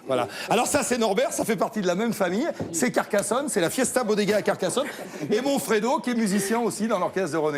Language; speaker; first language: French; native; French